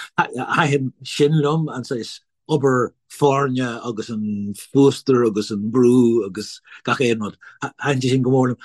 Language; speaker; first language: Irish; non-native, local second language; English